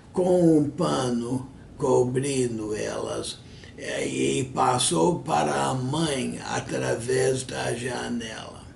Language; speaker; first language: Portuguese; non-native, fluent; English